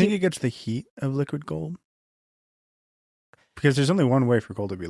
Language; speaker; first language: English; native; English